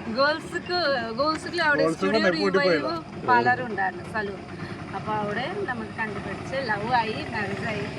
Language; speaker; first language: Malayalam; non-native, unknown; Nepali